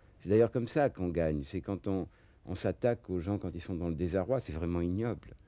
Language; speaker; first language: French; native; French